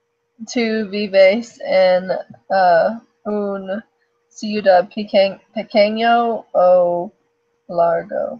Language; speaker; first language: Spanish; non-native, learner; English